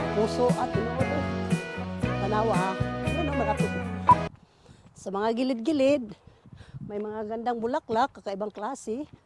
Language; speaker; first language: Filipino; non-native, local second language; Cebuano